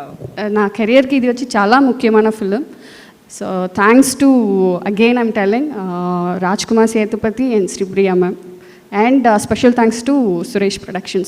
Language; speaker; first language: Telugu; non-native, fluent; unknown